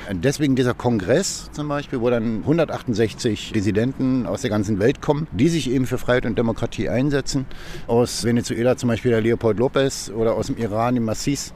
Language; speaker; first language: German; native; German